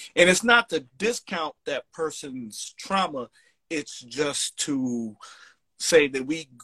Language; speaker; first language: English; native; English